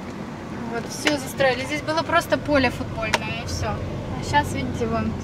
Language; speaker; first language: Russian; native; Russian